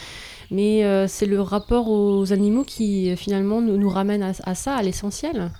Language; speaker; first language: French; native; French